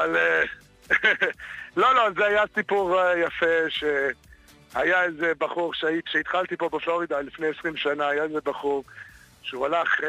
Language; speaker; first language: Hebrew; non-native, fluent; English